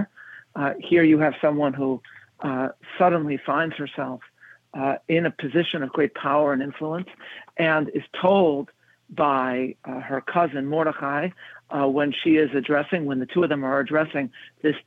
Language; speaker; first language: English; native; English